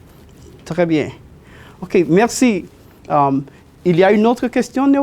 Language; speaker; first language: French; non-native, fluent; Spanish